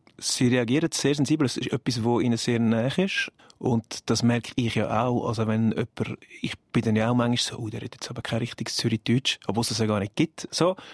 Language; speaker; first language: German; native; German